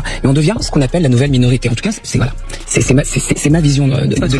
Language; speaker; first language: French; early bilingual, other home language; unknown